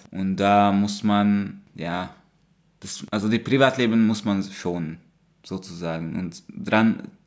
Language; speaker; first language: German; non-native, fluent; Hungarian